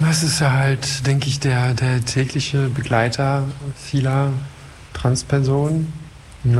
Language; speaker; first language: German; non-native, fluent; French